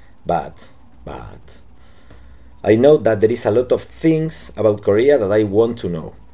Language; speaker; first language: English; non-native, local second language; Spanish